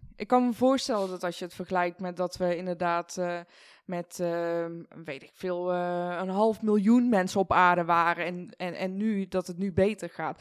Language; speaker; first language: Dutch; early bilingual, other home language; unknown